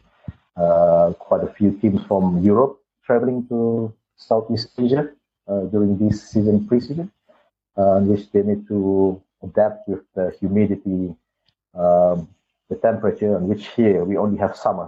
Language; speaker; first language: English; non-native, local second language; Malay